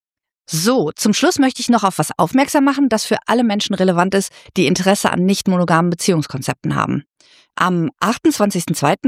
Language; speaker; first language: German; native; German